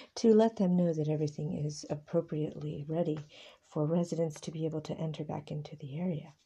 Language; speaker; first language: English; early bilingual, other home language; Spanish